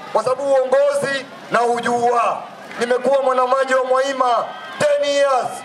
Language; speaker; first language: Swahili; native; Swahili